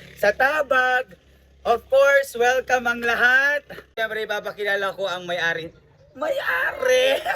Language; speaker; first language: Filipino; native; Filipino